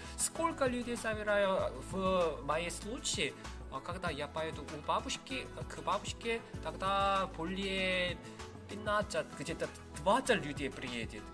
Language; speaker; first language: Russian; non-native, learner; Korean